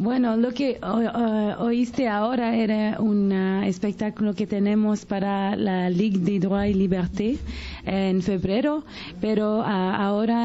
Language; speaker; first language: Spanish; early bilingual, heritage; Spanish